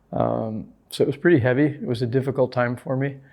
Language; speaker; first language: English; native; English